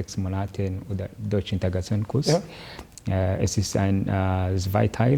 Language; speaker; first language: German; non-native, learner; Kinyarwanda